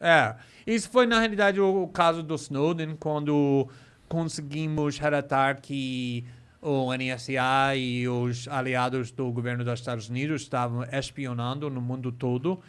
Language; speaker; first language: Portuguese; non-native, fluent; English